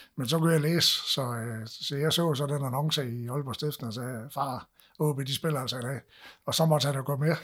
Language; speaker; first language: Danish; native; Danish